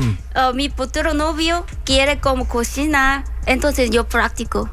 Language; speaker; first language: Spanish; non-native, learner; Korean